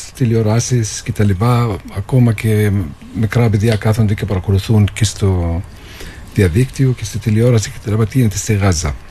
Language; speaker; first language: Greek; non-native, fluent; Arabic